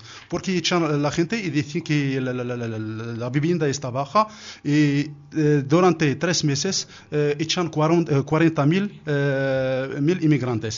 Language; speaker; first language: Spanish; non-native, learner; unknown